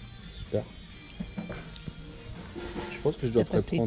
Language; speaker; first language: French; native; French